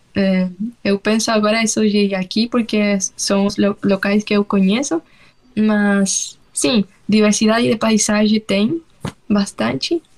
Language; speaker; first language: Portuguese; non-native, fluent; Spanish